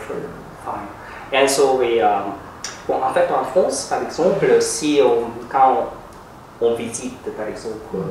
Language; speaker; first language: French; non-native, fluent; Japanese